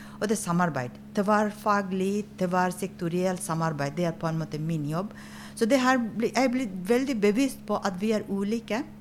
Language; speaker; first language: Norwegian; non-native, fluent; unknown